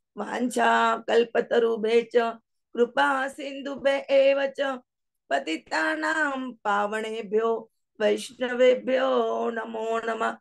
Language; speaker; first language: Hindi; non-native, local second language; Marathi